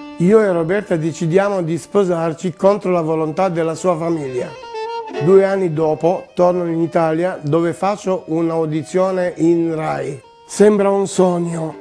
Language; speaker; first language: Italian; non-native, fluent; Romanian